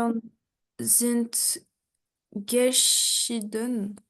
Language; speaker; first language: German; non-native, learner; French